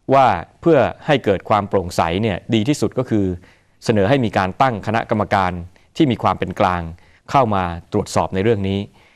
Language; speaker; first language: Thai; native; Thai